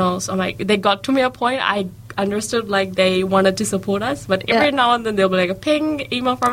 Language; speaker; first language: English; native; English